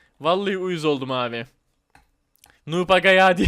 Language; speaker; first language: Turkish; native; Turkish